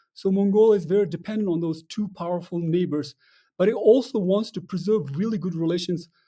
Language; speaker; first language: English; non-native, fluent; Russian